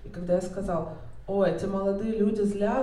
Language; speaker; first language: Russian; native; Russian